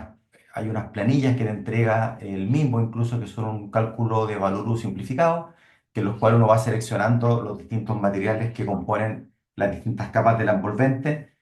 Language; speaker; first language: Spanish; native; Spanish